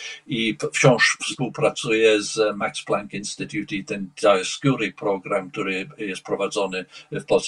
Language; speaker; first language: Polish; early bilingual, heritage; Polish